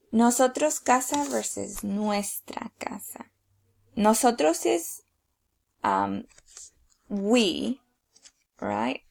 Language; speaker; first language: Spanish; early bilingual, heritage; Spanish